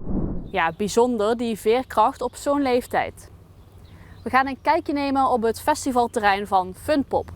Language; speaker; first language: Dutch; native; Dutch